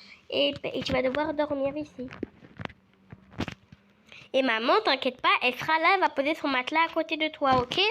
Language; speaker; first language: French; native; French